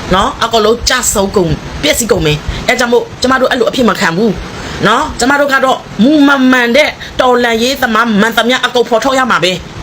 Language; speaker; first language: Burmese; non-native, local second language; S'gaw Karen